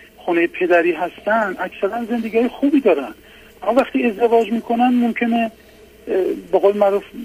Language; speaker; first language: Persian; non-native, local second language; Azerbaijani